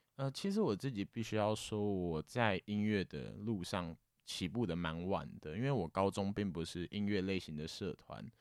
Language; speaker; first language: Chinese; native; Chinese